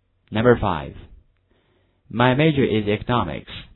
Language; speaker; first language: English; non-native, fluent; Chinese